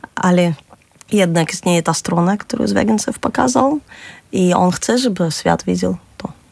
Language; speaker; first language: Polish; non-native, fluent; Russian